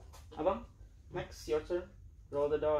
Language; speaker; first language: English; non-native, learner; Indonesian